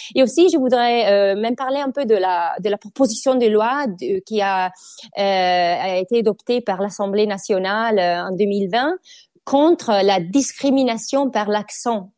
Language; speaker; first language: French; non-native, fluent; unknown